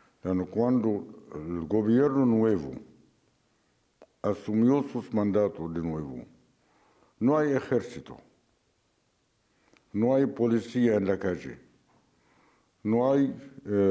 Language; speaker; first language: Spanish; non-native, fluent; Arabic